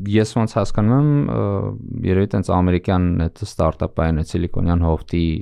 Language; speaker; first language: Armenian; native; Armenian